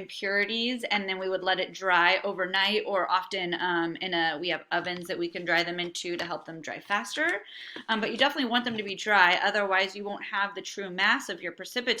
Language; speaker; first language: English; native; English